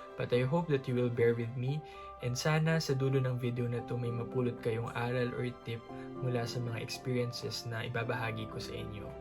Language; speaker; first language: Filipino; native; Filipino